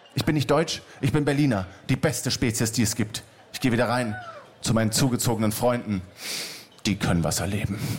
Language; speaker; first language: German; native; German